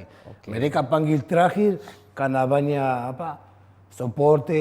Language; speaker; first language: Indonesian; non-native, fluent; Spanish